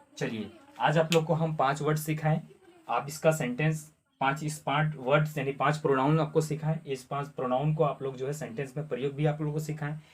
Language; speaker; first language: Hindi; non-native, local second language; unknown